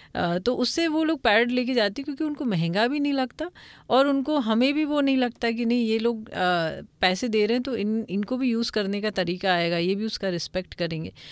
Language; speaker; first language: Hindi; non-native, local second language; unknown